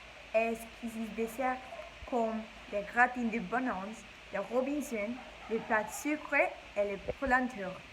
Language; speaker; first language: French; non-native, learner; English